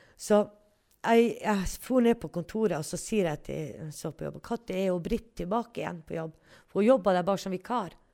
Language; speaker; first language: Norwegian; native; Norwegian